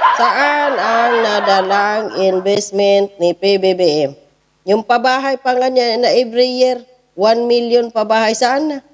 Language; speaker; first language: Filipino; native; Filipino